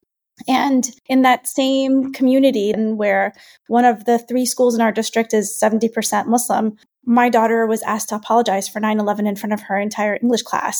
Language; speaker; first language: English; native; English